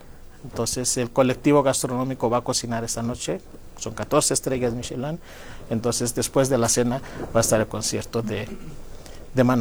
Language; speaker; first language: Spanish; non-native, fluent; Greek